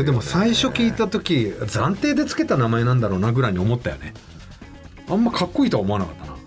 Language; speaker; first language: Japanese; native; Japanese